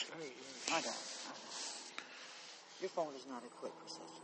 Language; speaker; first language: English; native; English